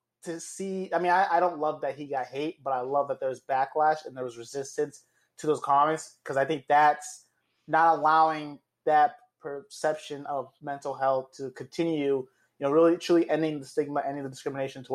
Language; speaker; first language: English; native; English